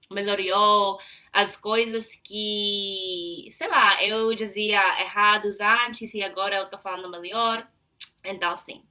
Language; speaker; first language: Portuguese; non-native, fluent; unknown